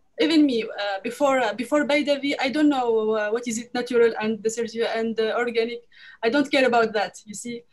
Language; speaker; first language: English; non-native, learner; French